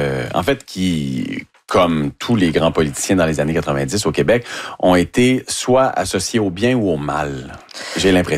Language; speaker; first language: French; native; French